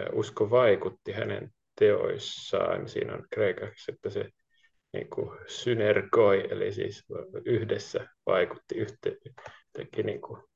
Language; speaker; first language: Finnish; native; Finnish